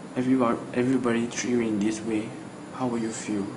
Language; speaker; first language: English; non-native, local second language; Chinese